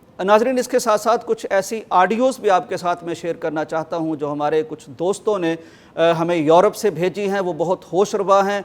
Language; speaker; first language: Urdu; native; Urdu